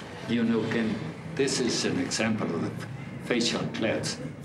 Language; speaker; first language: English; non-native, fluent; Spanish